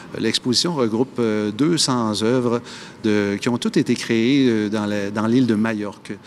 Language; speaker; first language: French; native; French